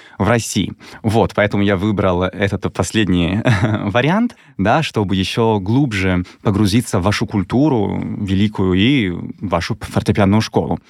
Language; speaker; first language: Russian; non-native, fluent; Italian